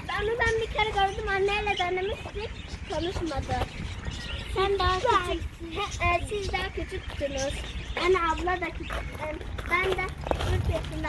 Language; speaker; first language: Turkish; early bilingual, heritage; Turkish